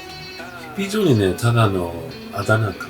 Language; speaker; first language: Japanese; non-native, fluent; English